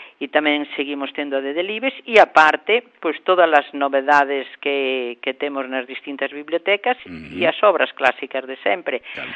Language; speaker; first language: Galician; native; Galician